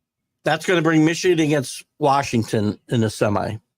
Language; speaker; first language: English; native; English